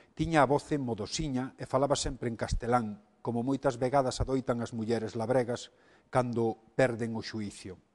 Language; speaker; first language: Galician; native; Galician